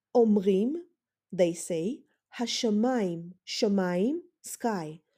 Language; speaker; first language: English; non-native, fluent; Hebrew